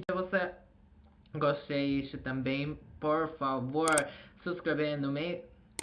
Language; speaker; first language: Portuguese; non-native, learner; Azerbaijani